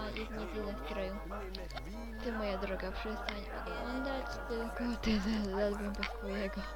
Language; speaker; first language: Polish; native; Polish